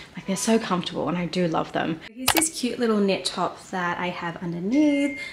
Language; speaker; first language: English; native; English